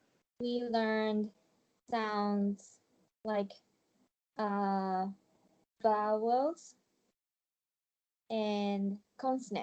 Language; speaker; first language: English; non-native, learner; Japanese